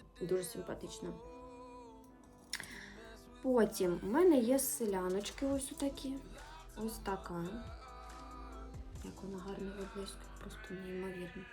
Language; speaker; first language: Ukrainian; native; Ukrainian